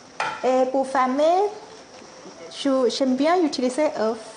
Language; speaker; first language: French; non-native, learner; Thai